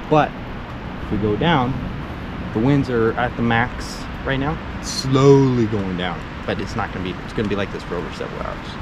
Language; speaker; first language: English; native; English